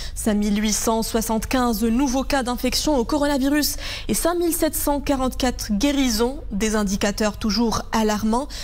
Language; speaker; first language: French; non-native, local second language; Arabic